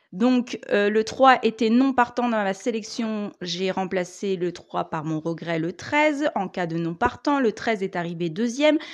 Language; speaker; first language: French; native; French